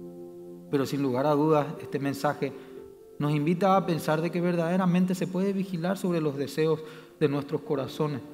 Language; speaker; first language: Spanish; native; Spanish